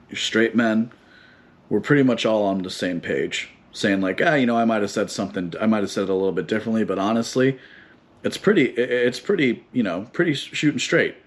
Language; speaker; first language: English; native; English